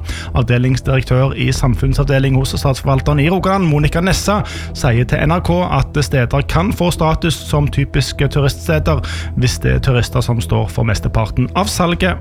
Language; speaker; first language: Norwegian; native; Norwegian